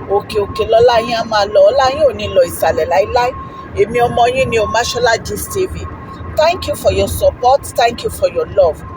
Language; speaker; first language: English; non-native, local second language; Yoruba